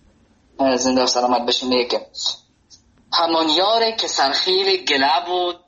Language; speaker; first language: Persian; native; Persian